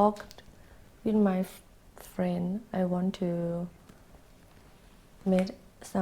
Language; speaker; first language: English; non-native, learner; Thai